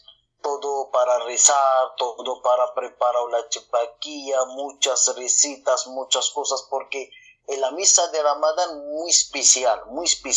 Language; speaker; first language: Spanish; non-native, learner; Arabic